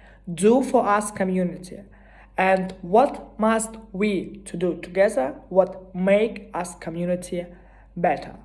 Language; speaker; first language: English; non-native, learner; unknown